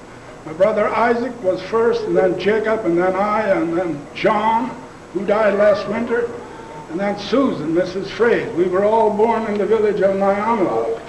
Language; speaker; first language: English; non-native, local second language; Plautdietsch